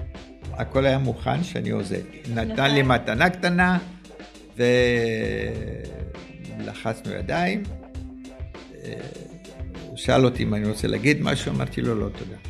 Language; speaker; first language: Hebrew; early bilingual, other home language; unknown